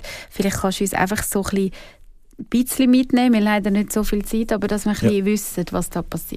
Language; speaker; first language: German; native; German